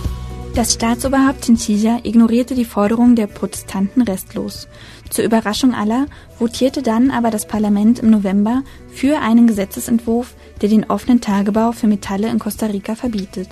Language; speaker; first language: German; native; German